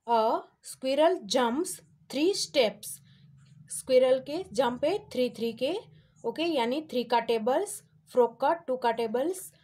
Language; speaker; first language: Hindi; non-native, local second language; Gujarati